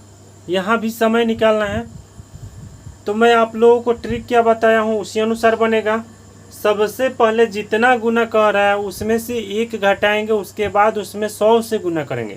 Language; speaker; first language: Hindi; native; Hindi